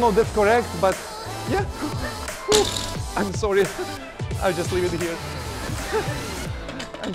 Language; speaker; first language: English; non-native, learner; Russian